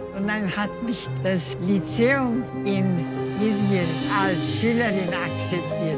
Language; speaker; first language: German; non-native, fluent; Turkish